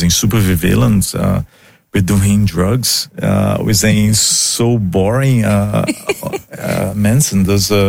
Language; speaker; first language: Dutch; non-native, fluent; Italian